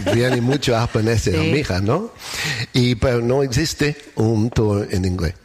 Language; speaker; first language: Spanish; non-native, learner; English